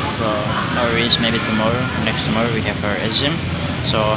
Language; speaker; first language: English; non-native, fluent; Tetum